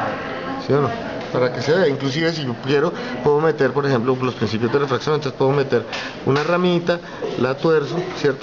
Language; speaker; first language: Spanish; native; Spanish